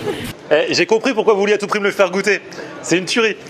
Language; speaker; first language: French; native; French